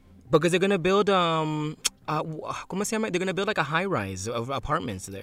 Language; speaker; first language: English; early bilingual, other home language; Spanish